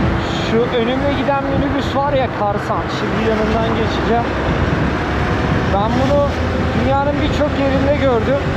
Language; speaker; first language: Turkish; native; Turkish